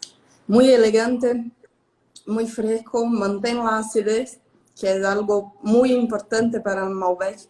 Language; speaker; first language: Spanish; non-native, fluent; Portuguese